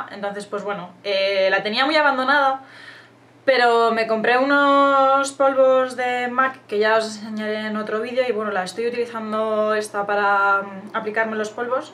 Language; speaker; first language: Spanish; native; Spanish